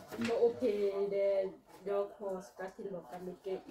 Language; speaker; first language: Swedish; non-native, learner; Thai